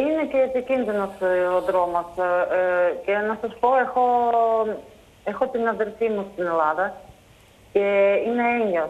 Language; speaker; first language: Greek; non-native, fluent; Russian